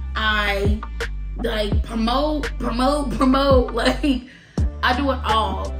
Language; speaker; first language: English; native; English